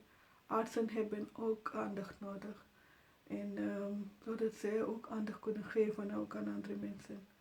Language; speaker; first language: Dutch; non-native, fluent; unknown